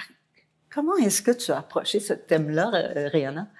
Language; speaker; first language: French; native; French